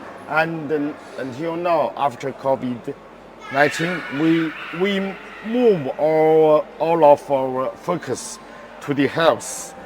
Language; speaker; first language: English; non-native, learner; Chinese